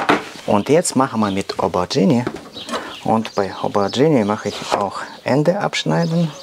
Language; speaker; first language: German; non-native, learner; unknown